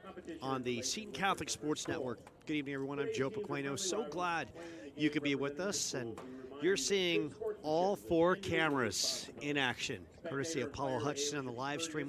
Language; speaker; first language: English; native; English